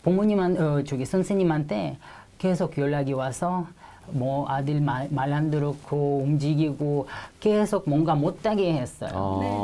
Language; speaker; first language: Korean; non-native, learner; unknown